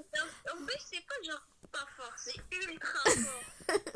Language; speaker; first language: French; native; French